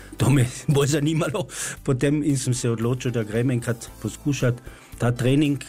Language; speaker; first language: Slovenian; native; Slovenian